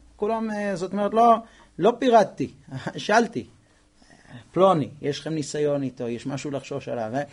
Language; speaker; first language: Hebrew; non-native, fluent; English